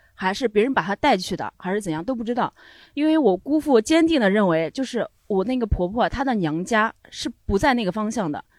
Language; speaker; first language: Chinese; native; Chinese